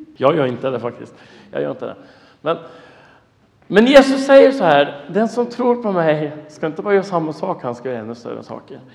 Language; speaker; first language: Swedish; non-native, fluent; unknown